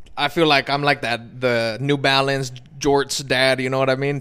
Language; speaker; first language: English; native; English